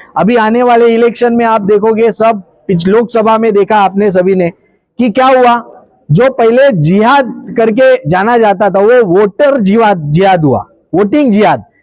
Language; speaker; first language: Hindi; non-native, local second language; Marathi